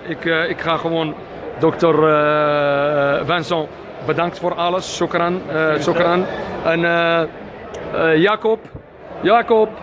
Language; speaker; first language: Dutch; non-native, fluent; Arabic